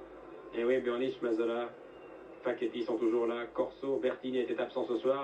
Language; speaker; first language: French; native; French